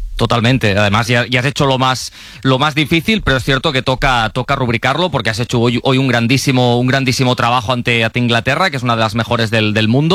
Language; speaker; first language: Spanish; native; Spanish